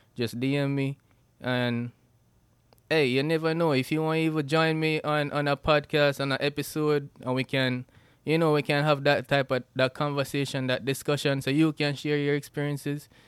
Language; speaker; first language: English; non-native, local second language; Jamaican Creole English